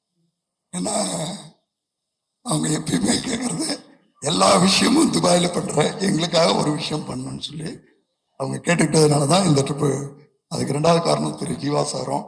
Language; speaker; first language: Tamil; native; Tamil